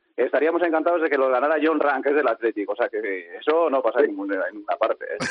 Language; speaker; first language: Spanish; native; Spanish